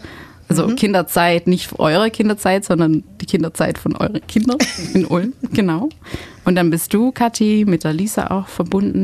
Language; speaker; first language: German; non-native, fluent; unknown